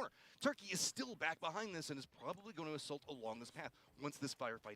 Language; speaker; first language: English; native; English